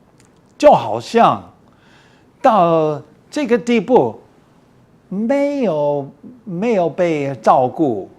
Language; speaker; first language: Chinese; early bilingual, heritage; English